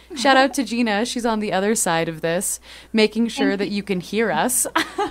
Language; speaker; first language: English; native; English